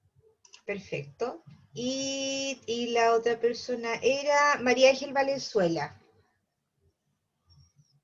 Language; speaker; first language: Spanish; native; Spanish